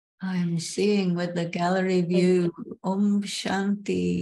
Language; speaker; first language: Hindi; non-native, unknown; English